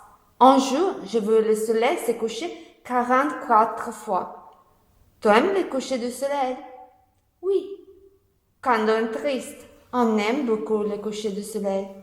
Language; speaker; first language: French; non-native, learner; Italian